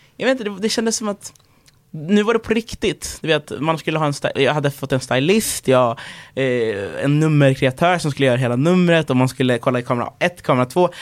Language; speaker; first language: Swedish; early bilingual, other home language; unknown